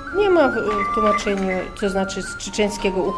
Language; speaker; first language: Polish; non-native, fluent; Chechen